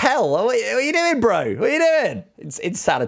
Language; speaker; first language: English; native; English